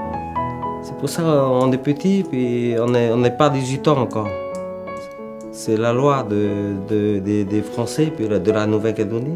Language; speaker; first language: French; early bilingual, other home language; Vietnamese